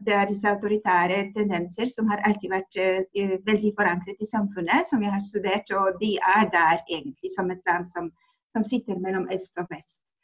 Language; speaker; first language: Norwegian; non-native, fluent; Polish